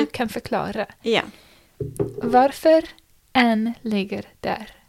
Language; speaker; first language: Swedish; non-native, fluent; English